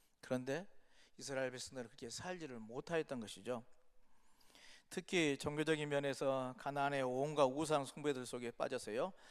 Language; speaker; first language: Korean; native; Korean